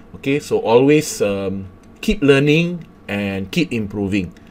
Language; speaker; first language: English; non-native, local second language; Malay